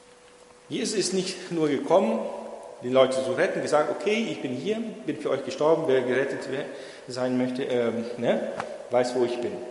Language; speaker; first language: German; non-native, fluent; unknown